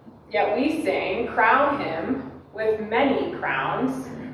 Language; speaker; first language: English; native; English